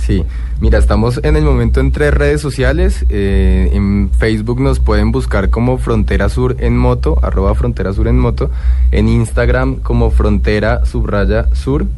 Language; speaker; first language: Spanish; native; Spanish